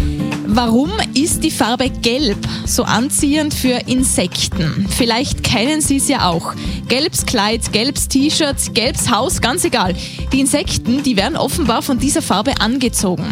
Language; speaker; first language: German; native; German